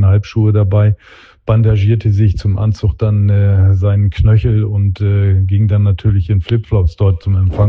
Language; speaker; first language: German; native; German